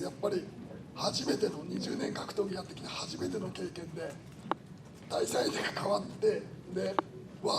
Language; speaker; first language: Japanese; native; Japanese